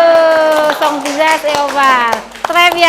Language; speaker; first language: French; non-native, fluent; Indonesian